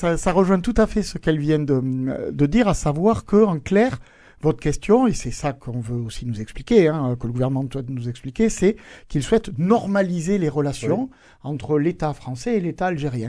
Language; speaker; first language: French; native; French